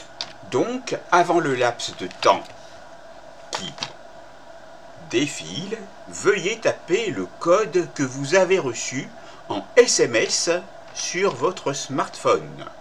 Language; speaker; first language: French; native; French